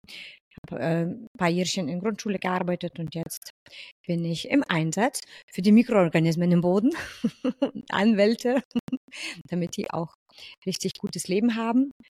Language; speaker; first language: German; non-native, fluent; Lithuanian